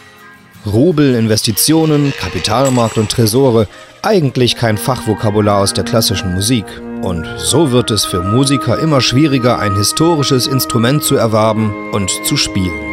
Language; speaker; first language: German; native; German